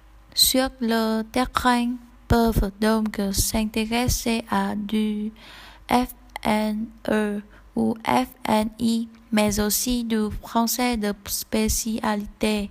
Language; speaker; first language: French; non-native, learner; Vietnamese